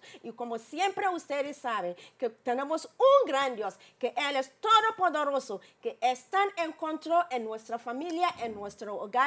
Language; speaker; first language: Spanish; non-native, learner; English